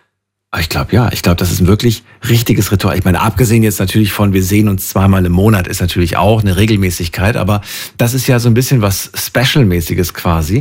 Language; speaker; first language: German; native; German